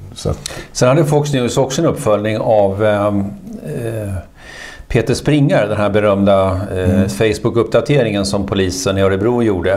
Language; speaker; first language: Swedish; native; Swedish